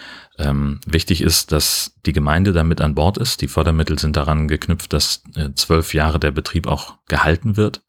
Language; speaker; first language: German; native; German